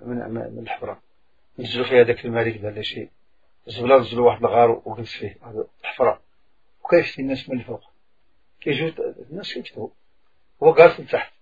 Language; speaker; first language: Arabic; native; Arabic